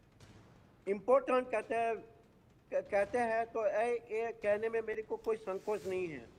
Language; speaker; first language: Hindi; non-native, local second language; Gujarati